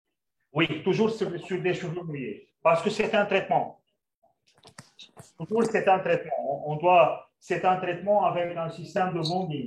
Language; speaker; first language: French; non-native, local second language; Arabic